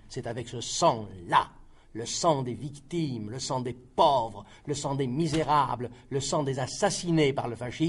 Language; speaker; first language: French; native; French